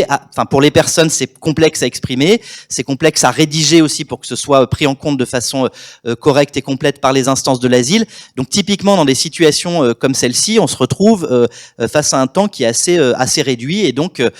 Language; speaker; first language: French; native; French